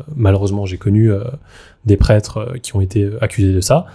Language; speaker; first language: French; native; French